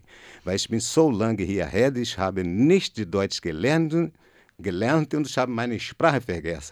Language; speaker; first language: German; non-native, learner; Portuguese